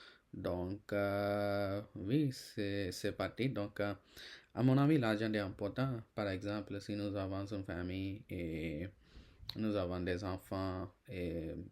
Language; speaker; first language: French; non-native, learner; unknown